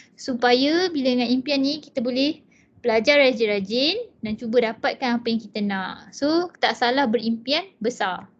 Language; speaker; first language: Malay; non-native, local second language; Chinese